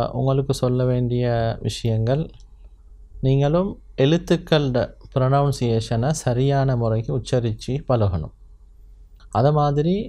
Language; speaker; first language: Tamil; native; Tamil